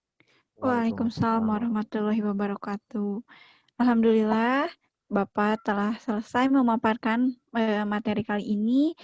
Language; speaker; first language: Indonesian; native; Indonesian